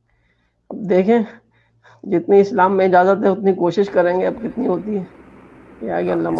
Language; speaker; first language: Hindi; non-native, fluent; Urdu